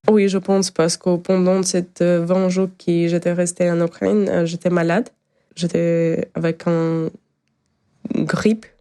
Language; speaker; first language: French; non-native, learner; Ukrainian